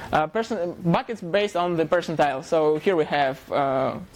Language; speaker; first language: English; non-native, fluent; Russian